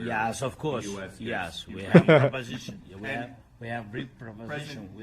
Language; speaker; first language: English; non-native, learner; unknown